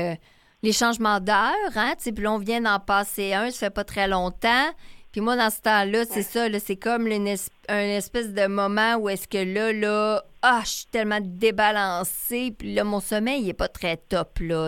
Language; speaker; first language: French; native; French